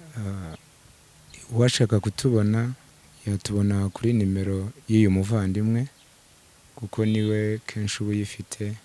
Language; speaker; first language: Kinyarwanda; native; Kinyarwanda